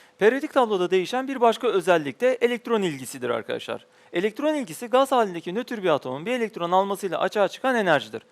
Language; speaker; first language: Turkish; native; Turkish